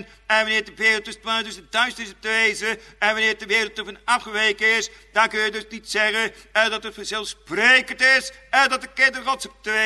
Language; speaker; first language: Dutch; native; Dutch